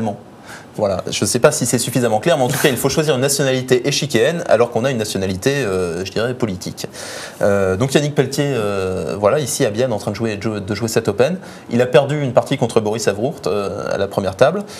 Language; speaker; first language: French; native; French